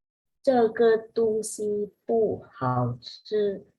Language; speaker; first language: Chinese; non-native, learner; Indonesian